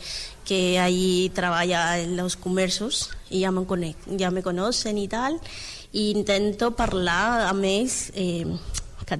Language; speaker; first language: Catalan; non-native, learner; Spanish